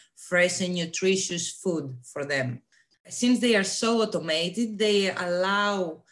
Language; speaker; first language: English; non-native, fluent; Greek